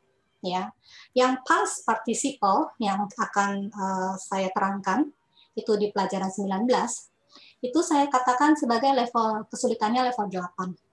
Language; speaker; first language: Indonesian; native; Indonesian